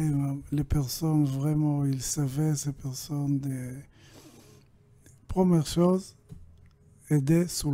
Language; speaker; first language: French; non-native, learner; Hebrew